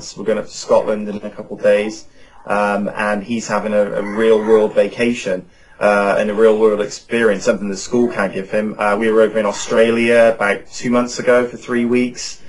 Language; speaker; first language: English; native; English